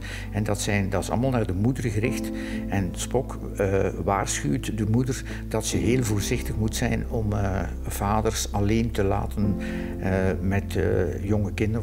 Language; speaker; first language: Dutch; native; Dutch